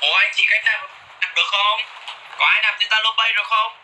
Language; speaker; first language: Vietnamese; native; Vietnamese